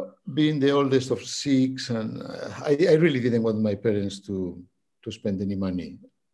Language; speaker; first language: English; non-native, fluent; Spanish